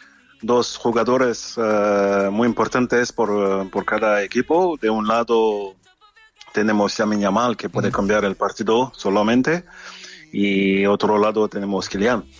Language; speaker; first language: Spanish; non-native, fluent; French